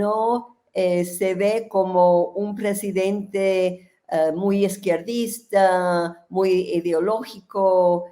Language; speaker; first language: Spanish; non-native, fluent; English